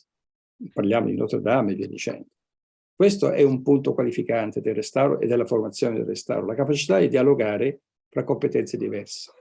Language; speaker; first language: Italian; native; Italian